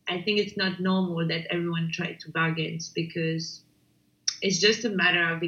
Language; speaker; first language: English; non-native, fluent; French